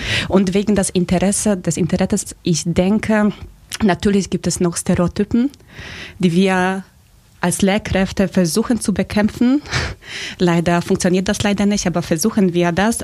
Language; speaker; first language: German; early bilingual, other home language; Polish